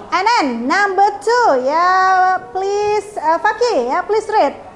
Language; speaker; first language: English; non-native, fluent; Indonesian